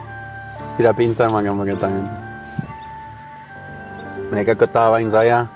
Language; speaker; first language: Indonesian; non-native, learner; Russian